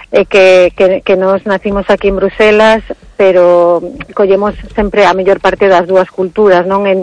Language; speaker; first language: Galician; early bilingual, heritage; Galician